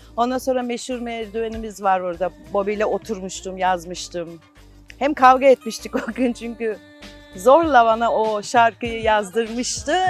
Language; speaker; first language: Turkish; non-native, fluent; Albanian